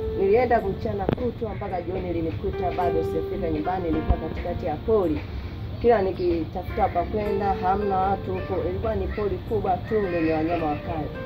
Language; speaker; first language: Swahili; non-native, local second language; Masai